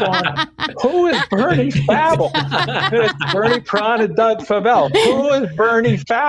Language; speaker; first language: English; native; English